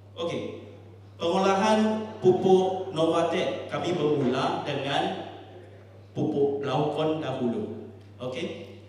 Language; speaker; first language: Malay; non-native, local second language; Chinese